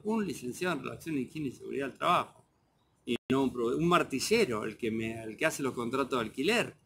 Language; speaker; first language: Spanish; native; Spanish